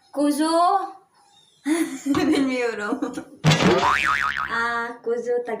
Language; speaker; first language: Turkish; non-native, learner; Filipino